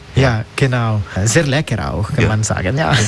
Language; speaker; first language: German; non-native, learner; Italian